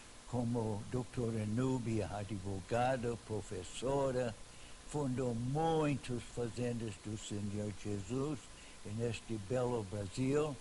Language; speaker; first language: Portuguese; non-native, fluent; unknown